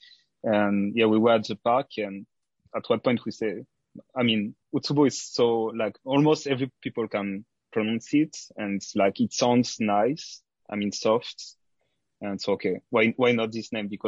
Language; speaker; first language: English; non-native, fluent; French